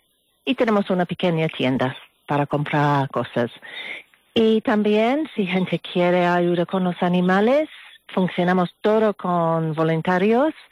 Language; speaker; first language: Spanish; non-native, learner; English